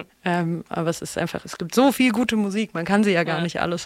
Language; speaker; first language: German; native; German